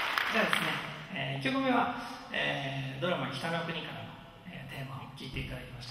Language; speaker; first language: Japanese; native; Japanese